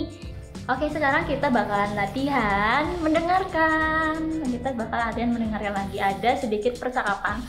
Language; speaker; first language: Indonesian; native; Indonesian